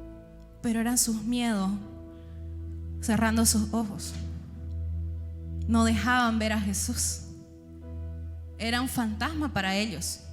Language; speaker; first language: Spanish; native; Spanish